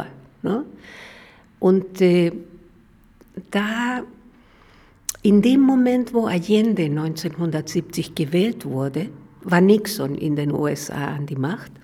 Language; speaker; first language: German; non-native, fluent; Spanish